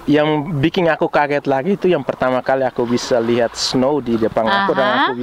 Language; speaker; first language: Indonesian; non-native, local second language; Tetum